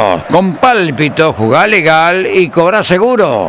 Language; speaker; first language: Spanish; native; Spanish